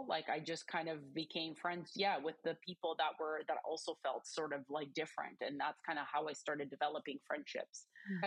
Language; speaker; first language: English; early bilingual, other home language; Croatian